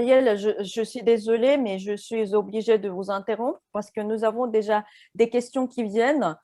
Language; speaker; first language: French; non-native, fluent; Russian